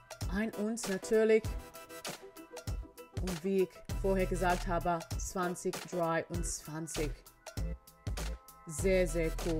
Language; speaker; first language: German; non-native, learner; English